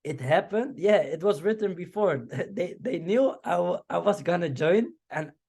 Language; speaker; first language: English; non-native, fluent; Dutch